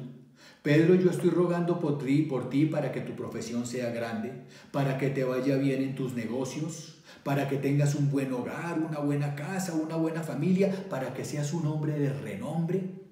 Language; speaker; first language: Spanish; native; Spanish